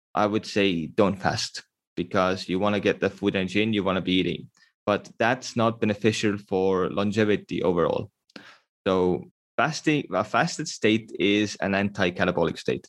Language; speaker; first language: English; non-native, fluent; Estonian